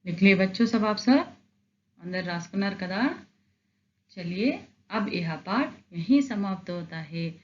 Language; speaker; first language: Hindi; non-native, local second language; Telugu